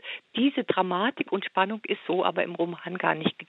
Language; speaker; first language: German; native; German